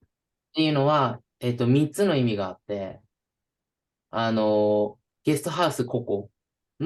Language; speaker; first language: Japanese; native; Japanese